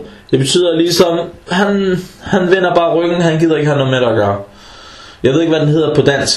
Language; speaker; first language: Danish; early bilingual, other home language; Arabic